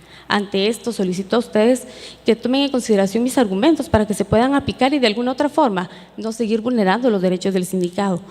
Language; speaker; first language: Spanish; native; Spanish